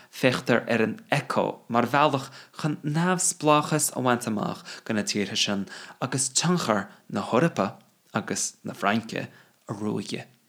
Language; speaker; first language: Irish; non-native, fluent; English